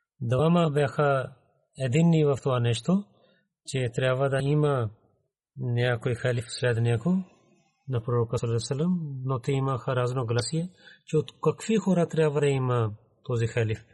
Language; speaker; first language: Bulgarian; non-native, fluent; Urdu